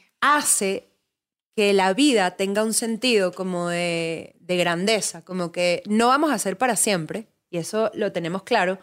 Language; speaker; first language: Spanish; native; Spanish